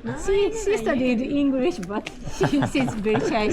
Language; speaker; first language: English; non-native, learner; Japanese